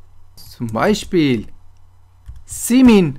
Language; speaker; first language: German; non-native, fluent; Persian